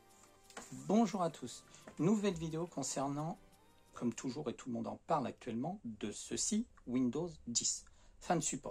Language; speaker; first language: French; native; French